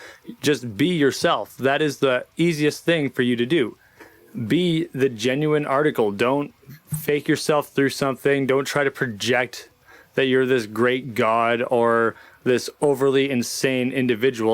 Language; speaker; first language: English; native; English